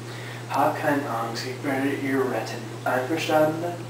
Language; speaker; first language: German; non-native, learner; English